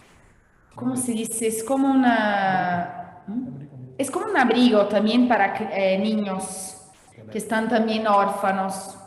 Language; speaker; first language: Spanish; non-native, fluent; Portuguese